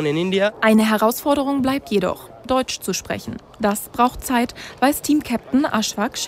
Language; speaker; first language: German; native; German